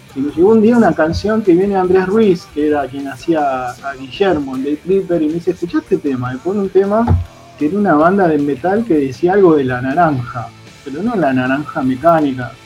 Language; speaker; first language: Spanish; native; Spanish